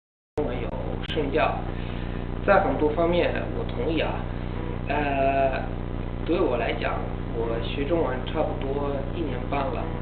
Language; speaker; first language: Chinese; non-native, learner; Italian